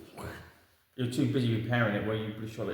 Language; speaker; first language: English; native; English